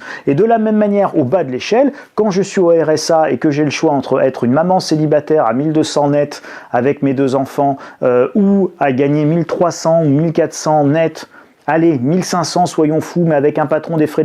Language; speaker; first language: French; native; French